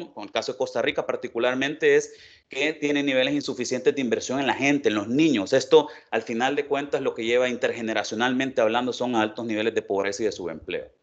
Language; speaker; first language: Spanish; native; Spanish